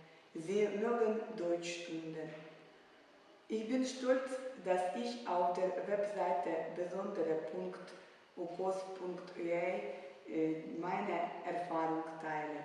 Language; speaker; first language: German; non-native, fluent; Ukrainian